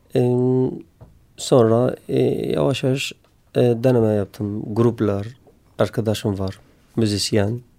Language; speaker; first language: Turkish; non-native, learner; Kurdish